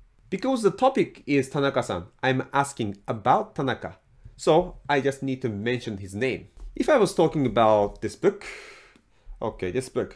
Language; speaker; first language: English; non-native, fluent; Japanese